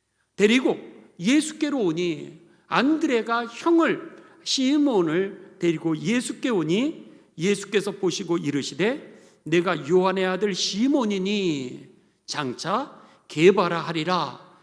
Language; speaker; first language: Korean; native; Korean